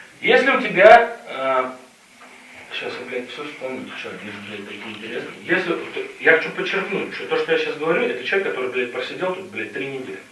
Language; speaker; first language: Russian; native; Russian